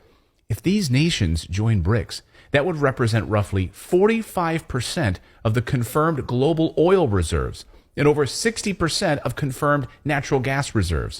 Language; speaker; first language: English; native; English